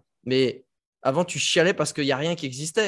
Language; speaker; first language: French; native; French